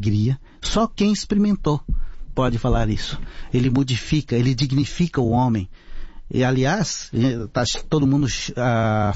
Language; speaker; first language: Portuguese; non-native, local second language; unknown